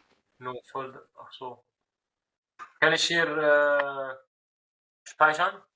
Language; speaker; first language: German; non-native, fluent; Arabic